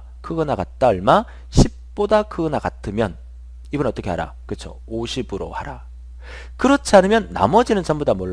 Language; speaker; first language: Korean; native; Korean